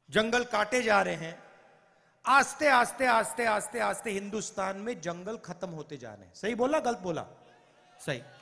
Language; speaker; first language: Hindi; native; Hindi